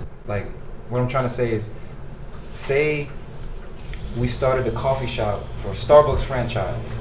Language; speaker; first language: English; native; English